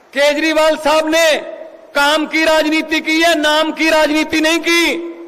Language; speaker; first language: Hindi; non-native, local second language; Punjabi